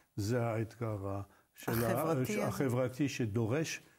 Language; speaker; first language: Hebrew; non-native, fluent; Arabic